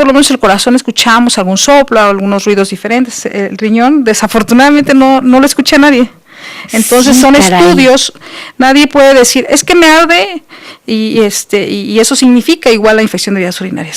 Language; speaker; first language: Spanish; native; Spanish